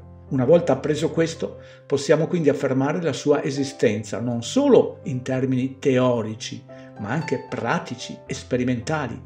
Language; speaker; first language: Italian; native; Italian